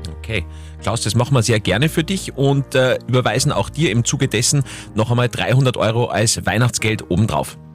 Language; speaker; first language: German; native; German